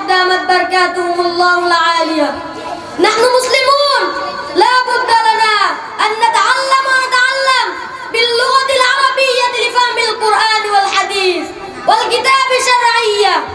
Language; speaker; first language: Arabic; non-native, learner; Bangla